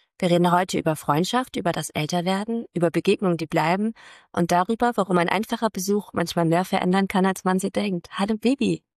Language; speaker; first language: German; native; German